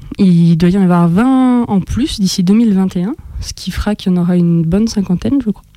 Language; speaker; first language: French; native; French